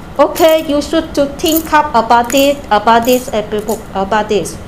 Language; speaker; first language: English; non-native, learner; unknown